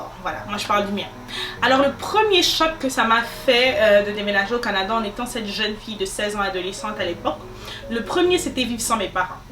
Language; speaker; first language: French; non-native, local second language; Lingala